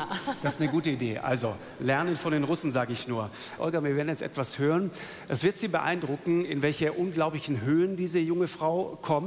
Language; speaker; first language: German; native; German